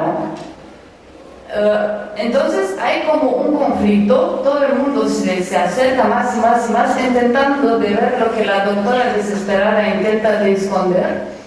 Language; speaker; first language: Spanish; non-native, fluent; Romanian